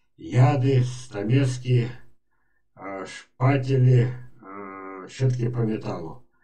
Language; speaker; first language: Russian; native; Russian